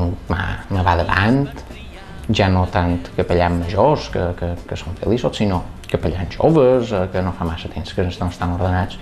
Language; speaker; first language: Catalan; native; Catalan